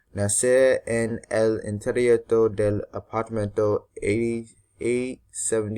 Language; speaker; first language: Spanish; non-native, learner; English